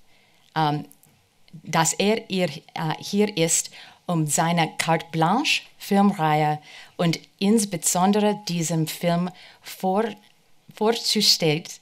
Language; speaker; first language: German; non-native, fluent; English